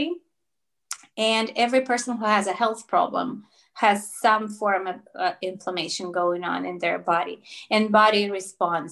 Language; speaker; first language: English; non-native, fluent; Russian